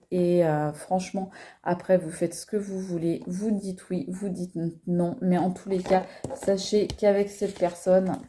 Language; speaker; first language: French; native; French